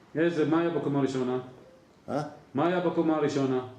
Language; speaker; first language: Hebrew; native; Hebrew